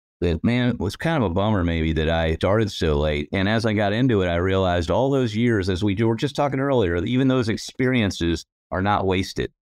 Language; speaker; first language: English; native; English